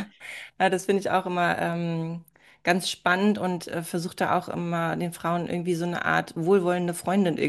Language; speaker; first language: German; native; German